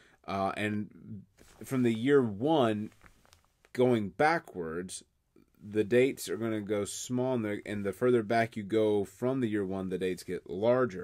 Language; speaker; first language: English; native; English